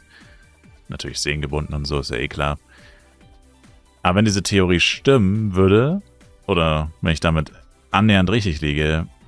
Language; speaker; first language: German; native; German